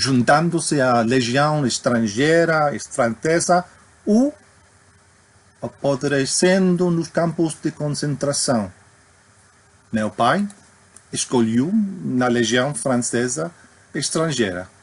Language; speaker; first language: Portuguese; non-native, fluent; English